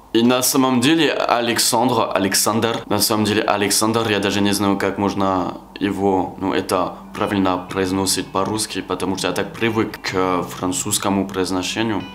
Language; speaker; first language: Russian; non-native, fluent; French